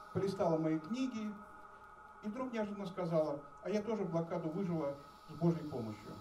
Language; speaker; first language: Russian; native; Russian